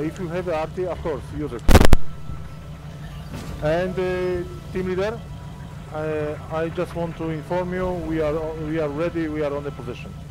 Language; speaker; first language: English; non-native, learner; Polish